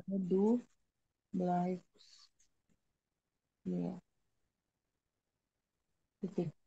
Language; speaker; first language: German; non-native, fluent; Indonesian